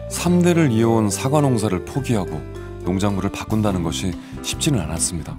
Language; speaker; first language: Korean; native; Korean